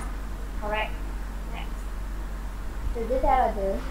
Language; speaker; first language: Vietnamese; native; Vietnamese